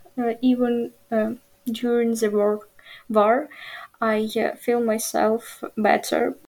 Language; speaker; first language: English; non-native, learner; Ukrainian